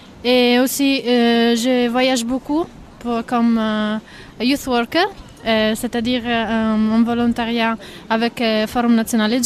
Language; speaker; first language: French; non-native, fluent; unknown